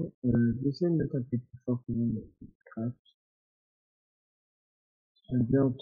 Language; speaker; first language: French; native; French